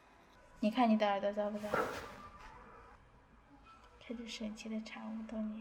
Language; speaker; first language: Chinese; native; Chinese